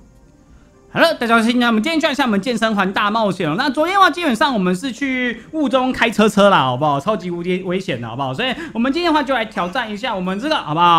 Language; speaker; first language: Chinese; native; Chinese